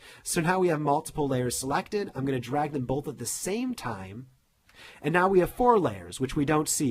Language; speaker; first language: English; native; English